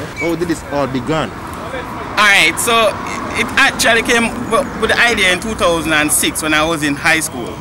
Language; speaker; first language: English; native; English